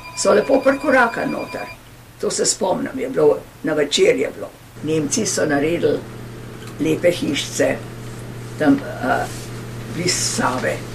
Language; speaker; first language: Slovenian; native; Slovenian